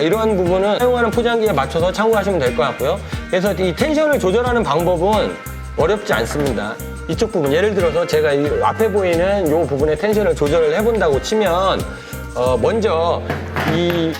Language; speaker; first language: Korean; native; Korean